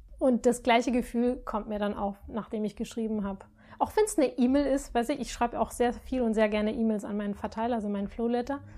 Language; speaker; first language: German; non-native, fluent; Spanish